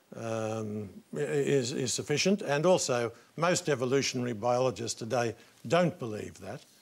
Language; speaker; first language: English; native; English